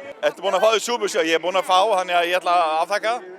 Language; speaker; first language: Icelandic; native; Icelandic